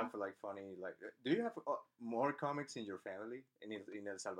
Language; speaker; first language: English; non-native, fluent; Spanish